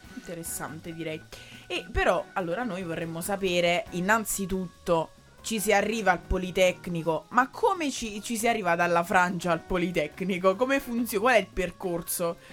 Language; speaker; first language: Italian; native; Italian